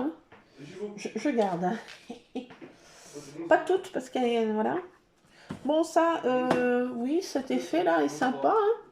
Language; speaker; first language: French; native; French